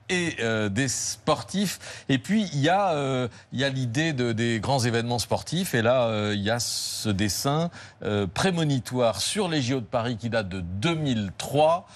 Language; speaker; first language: French; native; French